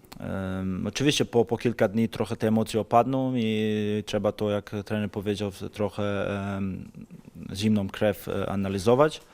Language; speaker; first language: Polish; non-native, fluent; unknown